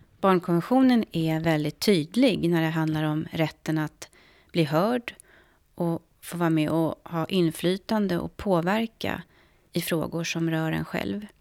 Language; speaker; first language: Swedish; native; Swedish